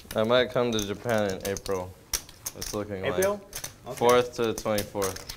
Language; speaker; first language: English; native; English